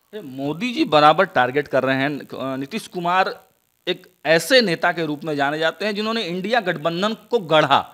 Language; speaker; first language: Hindi; native; Hindi